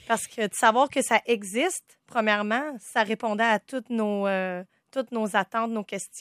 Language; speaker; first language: French; native; French